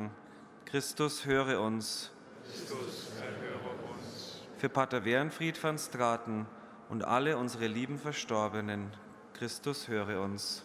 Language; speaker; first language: German; native; German